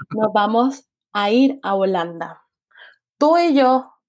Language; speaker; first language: Spanish; native; Spanish